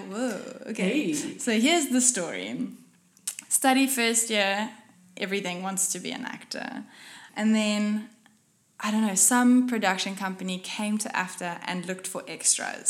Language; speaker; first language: English; non-native, local second language; Afrikaans